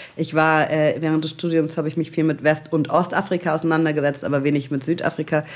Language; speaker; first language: German; native; German